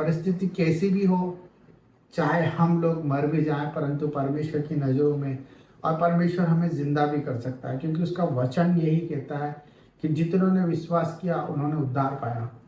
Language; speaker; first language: Hindi; native; Hindi